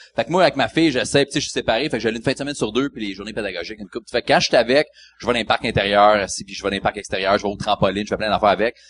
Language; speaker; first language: French; native; French